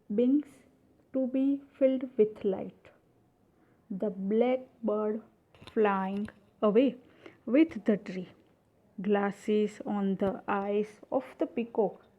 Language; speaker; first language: English; non-native, local second language; Gujarati